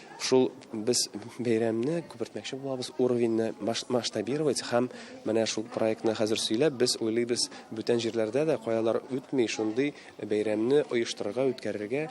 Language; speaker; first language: Tatar; native; Tatar